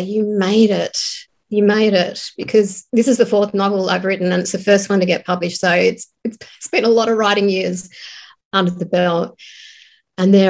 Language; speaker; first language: English; native; English